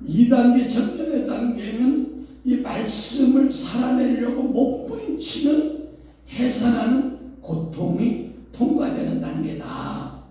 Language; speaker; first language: Korean; native; Korean